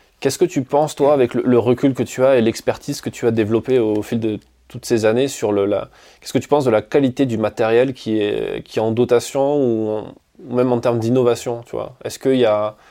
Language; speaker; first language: French; native; French